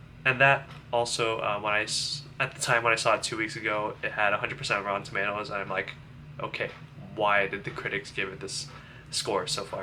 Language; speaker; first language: English; native; English